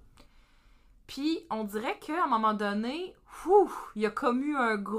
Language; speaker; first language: French; native; French